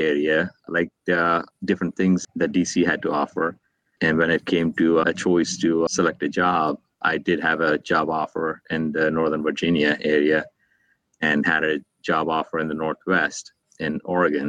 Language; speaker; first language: English; non-native, local second language; Telugu